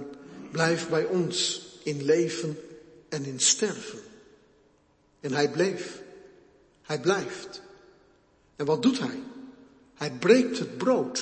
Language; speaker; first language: Dutch; native; Dutch